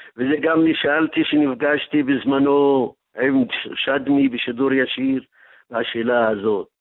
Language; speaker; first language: Hebrew; non-native, local second language; Arabic